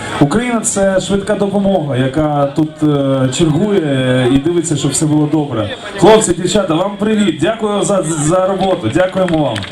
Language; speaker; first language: Ukrainian; native; Ukrainian